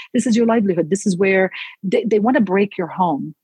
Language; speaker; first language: English; non-native, fluent; Arabic